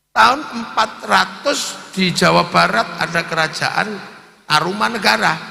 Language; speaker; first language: Indonesian; non-native, local second language; Javanese